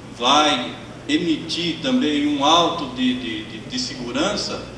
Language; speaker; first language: Portuguese; native; Portuguese